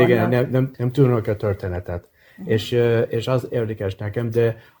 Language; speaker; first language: Hungarian; early bilingual, heritage; English